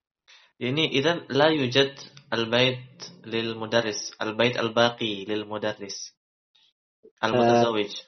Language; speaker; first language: Arabic; non-native, fluent; Indonesian